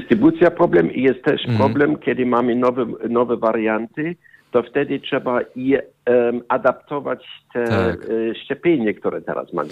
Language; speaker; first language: Polish; non-native, learner; German